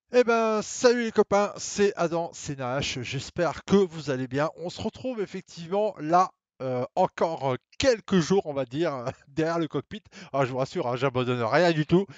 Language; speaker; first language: French; native; French